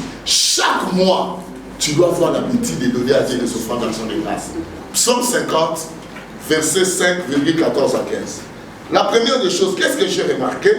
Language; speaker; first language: French; non-native, local second language; Lingala